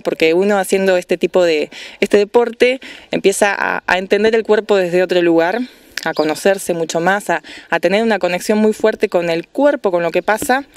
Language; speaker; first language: Spanish; native; Spanish